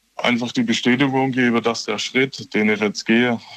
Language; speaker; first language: German; native; German